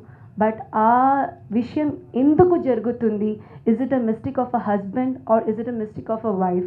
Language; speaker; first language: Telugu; non-native, learner; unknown